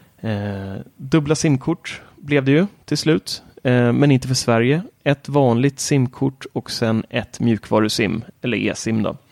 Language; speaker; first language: Swedish; native; Swedish